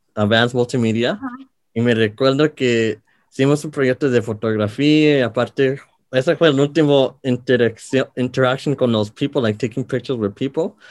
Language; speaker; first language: Spanish; early bilingual, heritage; Spanish